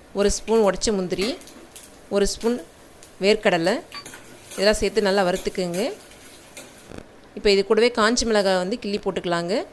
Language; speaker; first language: Tamil; native; Tamil